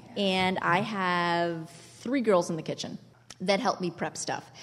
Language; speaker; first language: English; early bilingual, other home language; Italian